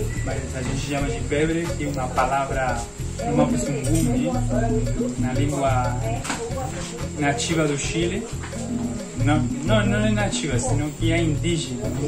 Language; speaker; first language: Portuguese; non-native, fluent; Spanish